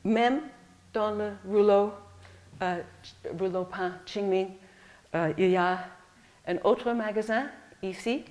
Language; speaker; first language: French; non-native, fluent; English